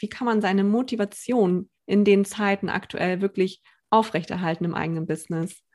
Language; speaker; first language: German; native; German